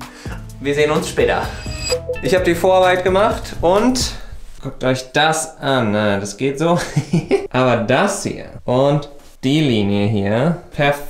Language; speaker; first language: German; native; German